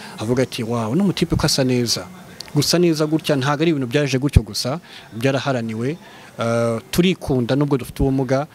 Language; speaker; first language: Kinyarwanda; early bilingual, heritage; Kinyarwanda